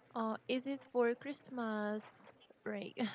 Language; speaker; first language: English; non-native, learner; Korean